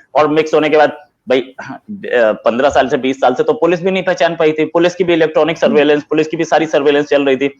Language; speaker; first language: Hindi; native; Hindi